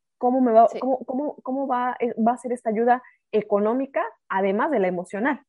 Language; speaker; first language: Spanish; native; Spanish